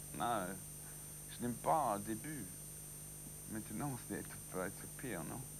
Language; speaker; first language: French; non-native, learner; English